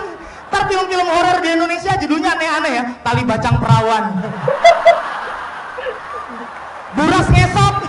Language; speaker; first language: Indonesian; native; Indonesian